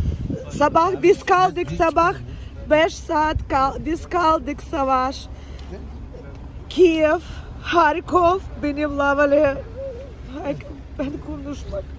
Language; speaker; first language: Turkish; non-native, learner; Ukrainian